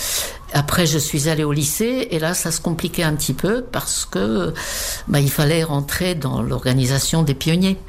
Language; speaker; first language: French; non-native, fluent; Czech